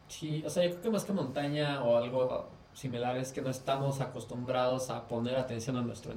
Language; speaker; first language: Spanish; native; Spanish